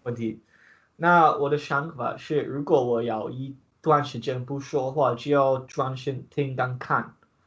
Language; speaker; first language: Chinese; non-native, learner; English